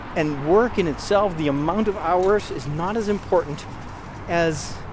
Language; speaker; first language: English; non-native, fluent; Dutch